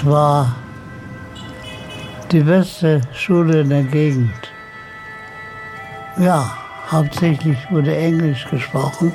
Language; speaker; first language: German; early bilingual, heritage; German